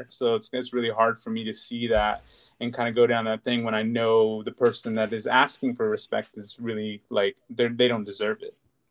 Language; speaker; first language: English; native; English